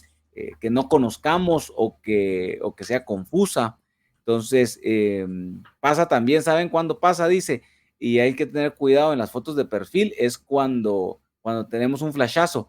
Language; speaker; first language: Spanish; native; Spanish